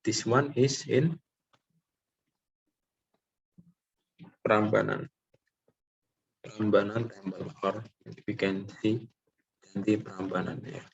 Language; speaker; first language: English; non-native, local second language; Indonesian